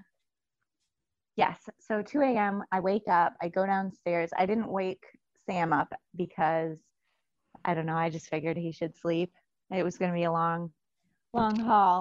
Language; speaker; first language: English; native; English